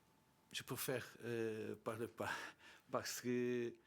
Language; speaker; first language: French; non-native, learner; Portuguese